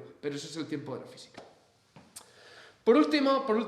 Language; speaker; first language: Spanish; native; Spanish